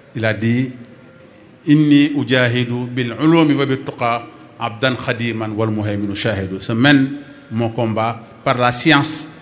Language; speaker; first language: French; non-native, local second language; Wolof